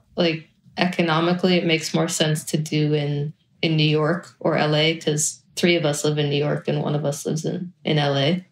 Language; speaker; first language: English; native; English